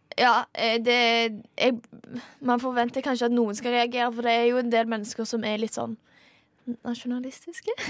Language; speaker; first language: Norwegian; native; Norwegian